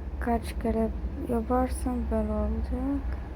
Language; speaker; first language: Turkish; early bilingual, other home language; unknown